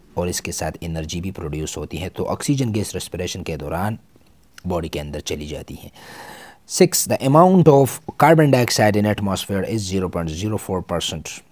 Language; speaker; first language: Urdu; non-native, local second language; Pashto